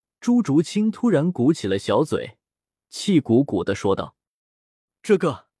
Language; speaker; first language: Chinese; native; Chinese